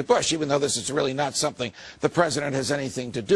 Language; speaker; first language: English; native; English